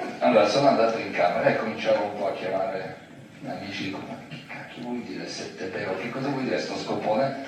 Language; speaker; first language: Italian; non-native, fluent; Polish